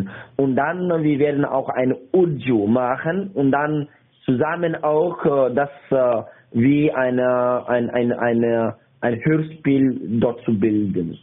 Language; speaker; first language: German; non-native, learner; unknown